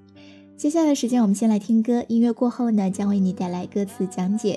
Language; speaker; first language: Chinese; native; Chinese